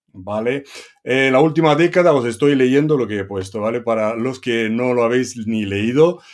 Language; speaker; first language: Spanish; non-native, fluent; Romanian